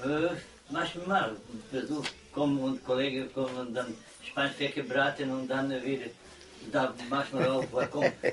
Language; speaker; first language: German; non-native, learner; Croatian